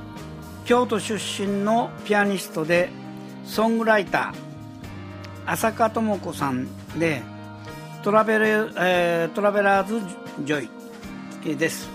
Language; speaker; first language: Japanese; native; Japanese